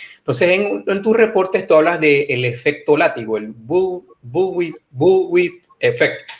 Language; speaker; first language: Spanish; native; Spanish